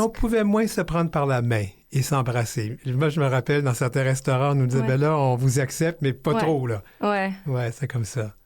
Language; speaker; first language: French; native; French